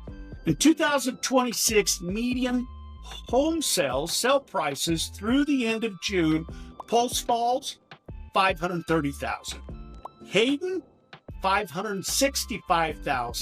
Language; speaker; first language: English; native; English